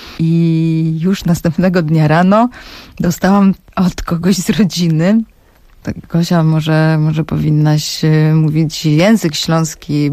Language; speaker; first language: Polish; native; Polish